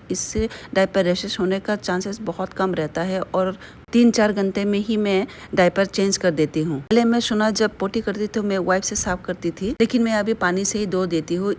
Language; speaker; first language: Hindi; non-native, local second language; Bangla